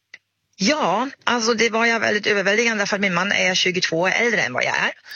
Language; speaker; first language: Swedish; non-native, fluent; German